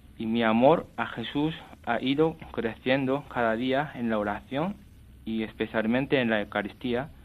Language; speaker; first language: Spanish; non-native, fluent; Japanese